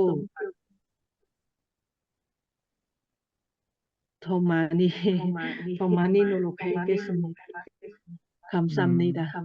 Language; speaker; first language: Korean; non-native, learner; Thai